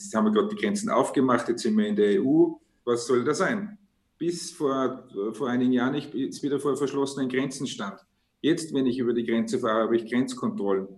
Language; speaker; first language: German; native; German